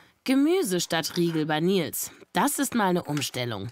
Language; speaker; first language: German; native; German